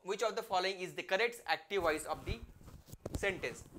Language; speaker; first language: English; non-native, local second language; Marathi